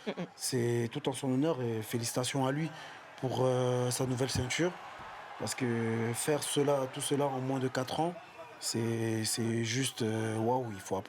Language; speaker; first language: French; native; French